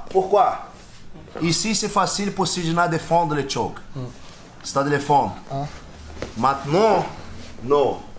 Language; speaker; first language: French; non-native, learner; Portuguese